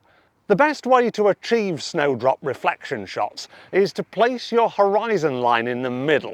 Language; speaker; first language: English; native; English